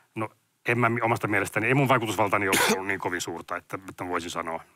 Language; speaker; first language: Finnish; native; Finnish